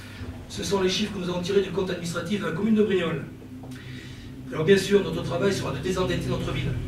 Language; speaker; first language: French; native; French